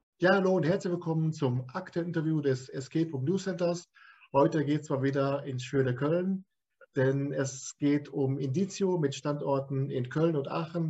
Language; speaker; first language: German; native; German